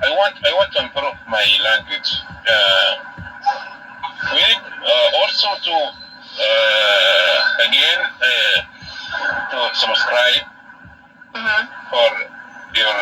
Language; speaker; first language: English; non-native, learner; Arabic